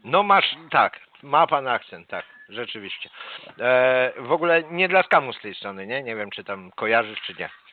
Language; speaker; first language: Polish; native; Polish